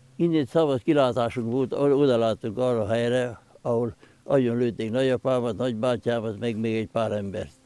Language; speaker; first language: Hungarian; non-native, local second language; German